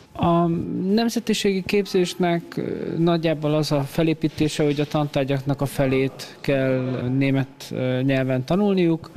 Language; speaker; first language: Hungarian; native; Hungarian